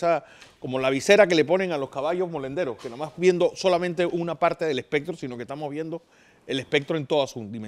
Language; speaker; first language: Spanish; native; Spanish